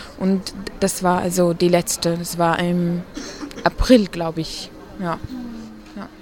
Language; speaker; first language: German; non-native, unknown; Arabic